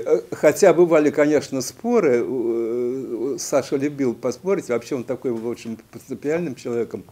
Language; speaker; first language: Russian; native; Russian